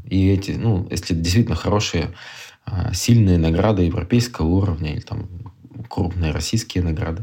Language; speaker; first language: Russian; native; Russian